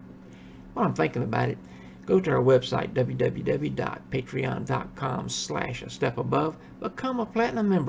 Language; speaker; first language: English; native; English